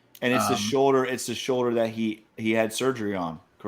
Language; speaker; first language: English; native; English